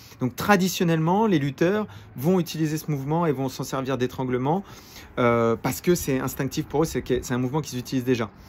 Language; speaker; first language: French; native; French